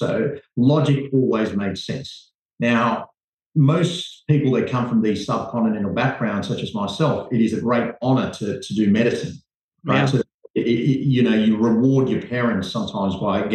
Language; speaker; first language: English; native; English